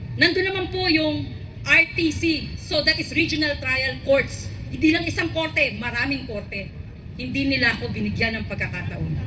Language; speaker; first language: Filipino; native; Filipino